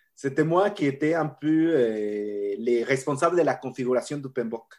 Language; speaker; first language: French; non-native, fluent; Spanish